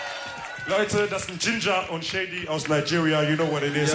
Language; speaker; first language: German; early bilingual, other home language; Wolof